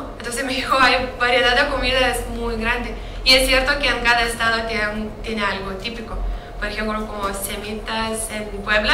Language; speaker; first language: Spanish; non-native, fluent; Lithuanian